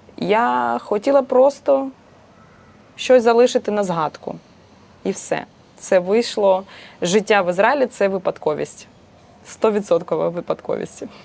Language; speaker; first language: Ukrainian; non-native, local second language; Russian